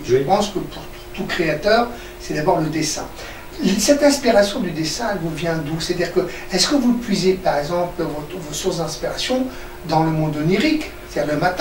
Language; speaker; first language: French; native; French